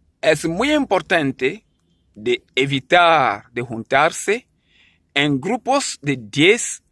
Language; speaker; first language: Spanish; non-native, learner; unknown